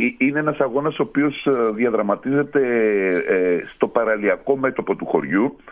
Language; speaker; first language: Greek; native; Greek